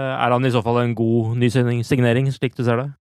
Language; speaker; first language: Norwegian; native; Norwegian